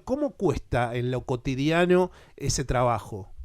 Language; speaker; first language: Spanish; native; Spanish